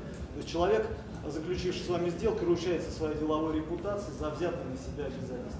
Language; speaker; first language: Russian; native; Russian